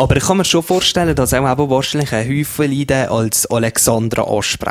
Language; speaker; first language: German; native; German